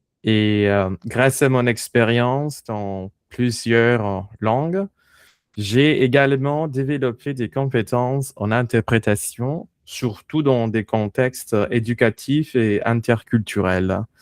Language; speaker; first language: French; non-native, fluent; Spanish